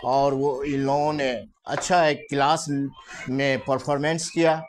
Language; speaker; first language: Hindi; native; Hindi